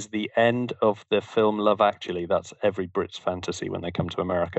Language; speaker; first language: English; native; English